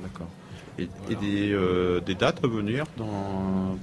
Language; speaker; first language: French; native; French